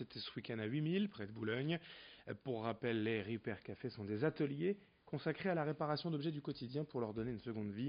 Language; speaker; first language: French; native; French